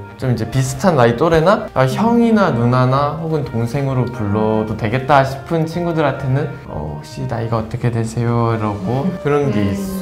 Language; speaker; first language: Korean; native; Korean